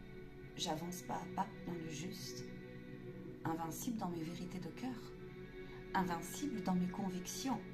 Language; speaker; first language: French; native; French